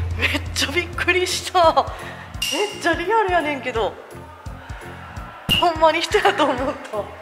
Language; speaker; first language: Japanese; native; Japanese